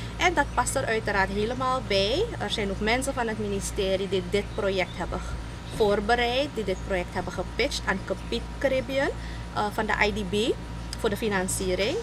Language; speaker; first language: Dutch; native; Dutch